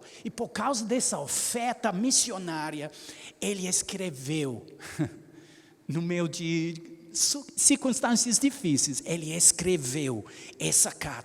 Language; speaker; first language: Portuguese; non-native, fluent; English